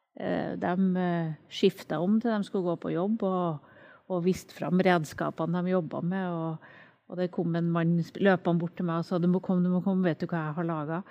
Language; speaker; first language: Norwegian; native; Norwegian